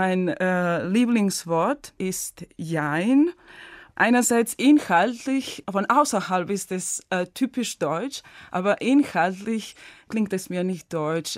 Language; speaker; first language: German; non-native, fluent; Serbian